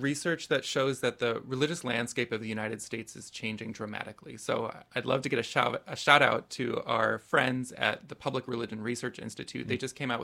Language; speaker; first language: English; native; English